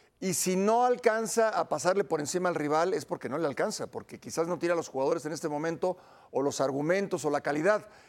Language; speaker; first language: Spanish; native; Spanish